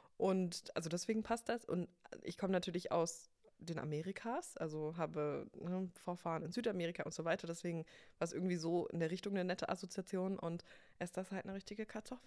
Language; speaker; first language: German; early bilingual, other home language; English